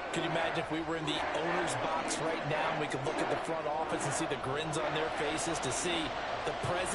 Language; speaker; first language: English; native; English